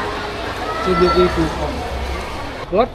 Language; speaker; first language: French; non-native, learner; Thai